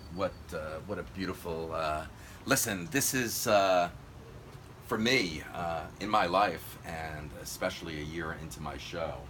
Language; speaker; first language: English; native; English